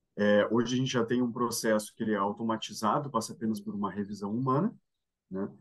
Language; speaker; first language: Portuguese; native; Portuguese